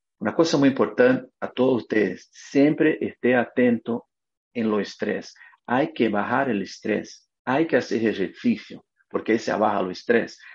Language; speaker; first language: Spanish; non-native, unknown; Portuguese